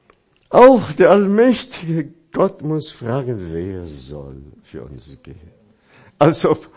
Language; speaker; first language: German; non-native, fluent; Chinese